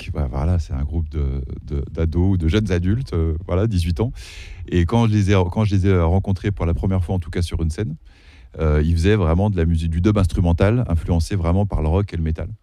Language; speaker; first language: French; early bilingual, other home language; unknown